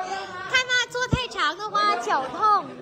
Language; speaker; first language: Chinese; non-native, fluent; Vietnamese